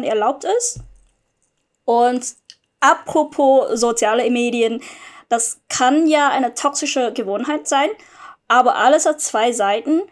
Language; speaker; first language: German; non-native, fluent; Vietnamese